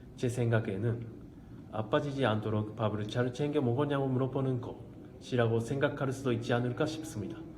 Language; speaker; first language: Korean; non-native, learner; Japanese